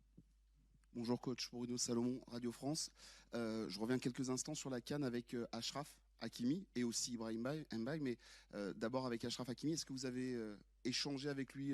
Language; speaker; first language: French; native; French